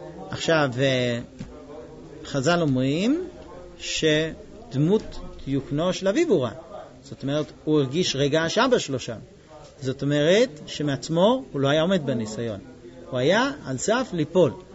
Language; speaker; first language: Hebrew; non-native, fluent; English